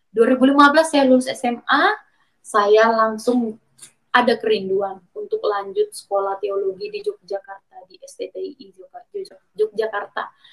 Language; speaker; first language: Indonesian; native; Indonesian